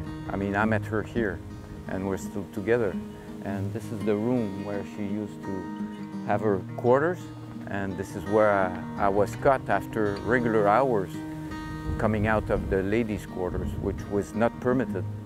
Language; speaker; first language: English; non-native, fluent; French